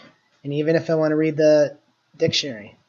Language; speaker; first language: English; native; English